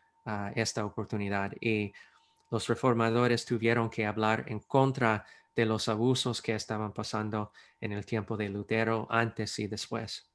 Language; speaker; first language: Spanish; non-native, fluent; English